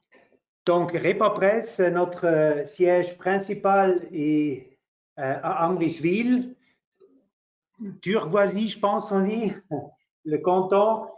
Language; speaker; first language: French; non-native, local second language; German